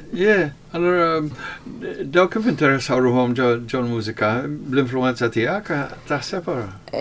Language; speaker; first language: Maltese; early bilingual, heritage; Maltese